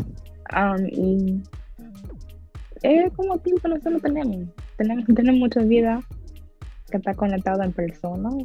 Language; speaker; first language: Spanish; early bilingual, heritage; English